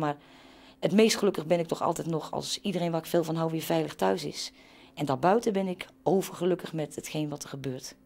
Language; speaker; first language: Dutch; native; Dutch